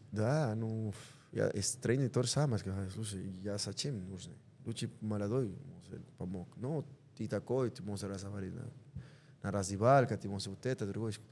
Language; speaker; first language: Russian; non-native, learner; Spanish